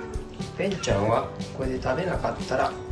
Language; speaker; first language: Japanese; native; Japanese